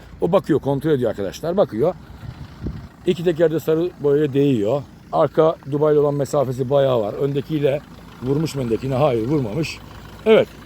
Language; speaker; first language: Turkish; native; Turkish